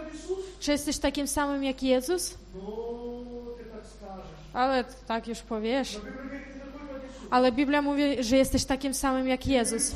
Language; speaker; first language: Polish; non-native, fluent; Ukrainian